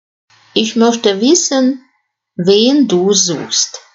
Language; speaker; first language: German; non-native, fluent; Russian